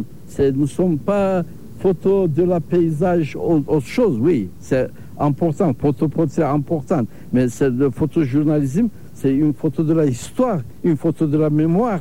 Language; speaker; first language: French; non-native, learner; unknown